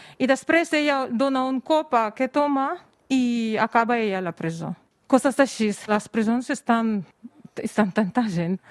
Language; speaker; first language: Catalan; non-native, fluent; Russian